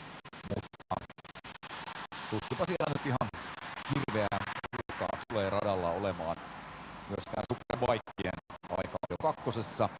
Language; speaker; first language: Finnish; native; Finnish